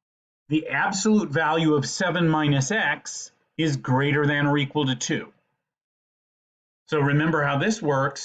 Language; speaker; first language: English; native; English